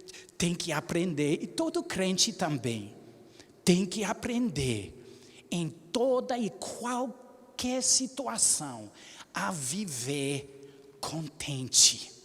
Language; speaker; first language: Portuguese; non-native, fluent; English